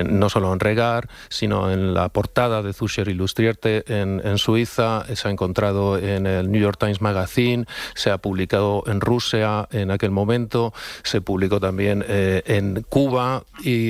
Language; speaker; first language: Spanish; native; Spanish